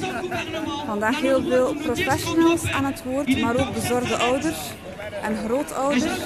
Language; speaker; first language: Dutch; native; Dutch